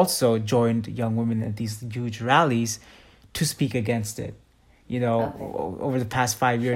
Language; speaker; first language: English; non-native, local second language; Hindi